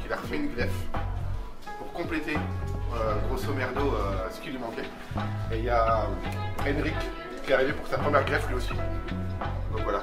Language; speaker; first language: French; native; French